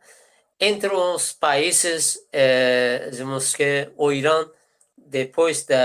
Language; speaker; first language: Portuguese; non-native, fluent; Persian